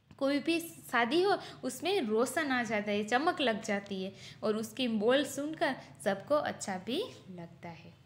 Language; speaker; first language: Hindi; non-native, local second language; Gujarati